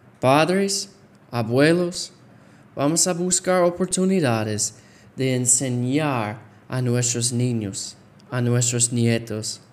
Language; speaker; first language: Spanish; non-native, fluent; English